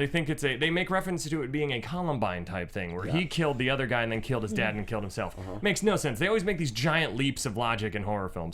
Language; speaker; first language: English; native; English